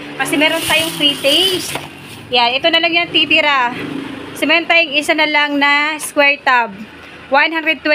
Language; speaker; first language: Filipino; non-native, local second language; Cebuano